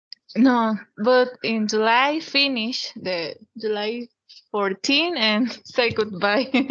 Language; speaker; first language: English; non-native, learner; Spanish